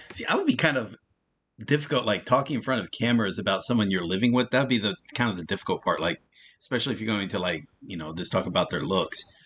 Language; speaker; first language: English; native; English